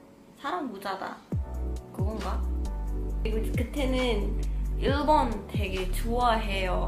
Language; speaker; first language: Korean; non-native, fluent; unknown